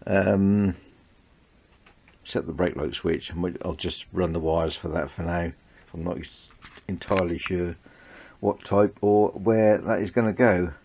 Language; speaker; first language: English; native; English